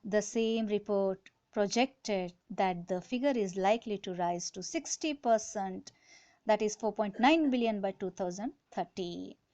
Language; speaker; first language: English; non-native, local second language; Kannada